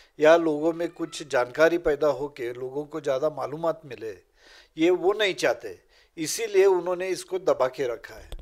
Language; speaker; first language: Urdu; non-native, local second language; Marathi